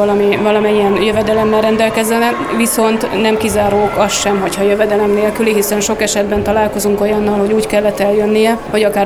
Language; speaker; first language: Hungarian; native; Hungarian